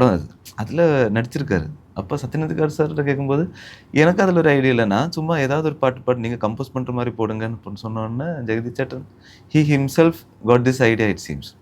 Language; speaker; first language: Tamil; early bilingual, heritage; Tamil